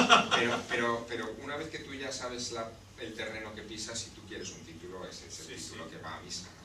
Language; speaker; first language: Spanish; native; Spanish